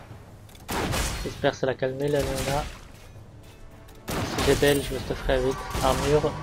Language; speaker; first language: French; native; French